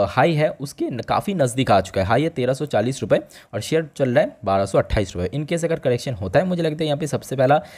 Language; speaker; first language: Hindi; native; Hindi